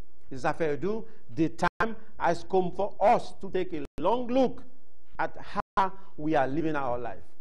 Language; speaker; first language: English; non-native, fluent; Haitian Creole